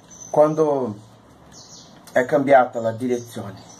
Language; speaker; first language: Italian; non-native, learner; Portuguese